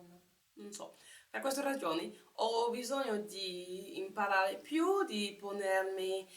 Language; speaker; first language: Italian; non-native, learner; French